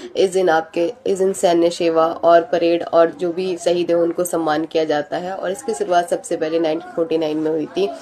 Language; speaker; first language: Hindi; native; Hindi